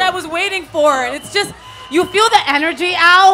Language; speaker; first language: English; native; English